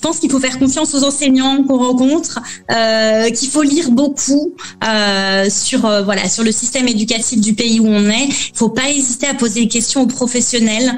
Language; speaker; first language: French; native; French